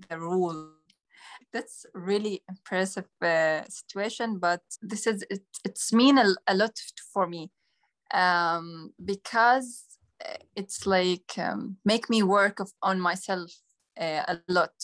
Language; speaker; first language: English; non-native, learner; Arabic